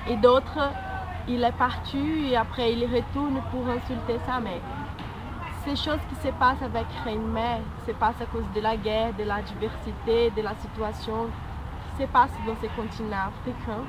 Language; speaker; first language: French; non-native, learner; Portuguese